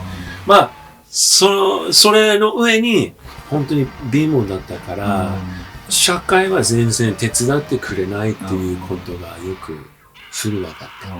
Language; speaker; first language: Japanese; early bilingual, heritage; English